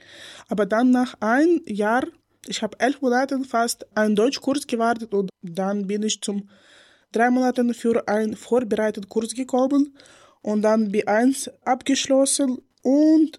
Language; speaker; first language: German; non-native, learner; Ukrainian